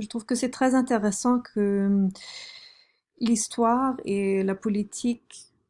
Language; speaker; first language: French; non-native, fluent; German